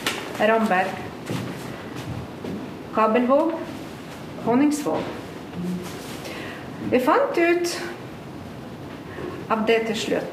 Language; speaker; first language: Norwegian; non-native, fluent; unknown